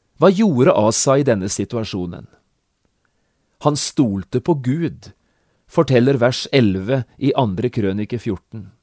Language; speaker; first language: Norwegian; native; Norwegian